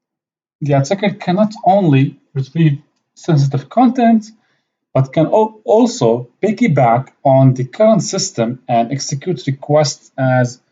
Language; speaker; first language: English; non-native, fluent; Arabic